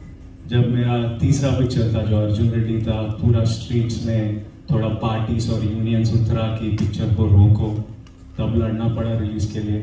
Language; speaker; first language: Hindi; non-native, local second language; Telugu